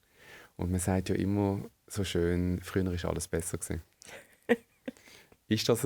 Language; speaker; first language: German; native; German